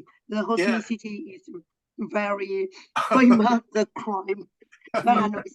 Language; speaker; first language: English; non-native, learner; Vietnamese